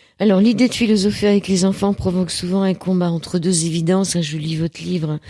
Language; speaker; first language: French; native; French